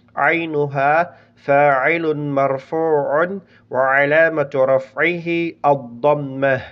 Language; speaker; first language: Arabic; non-native, fluent; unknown